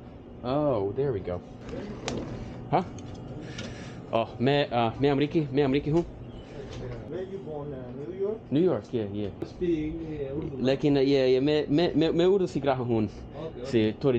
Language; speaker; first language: Hindi; non-native, learner; English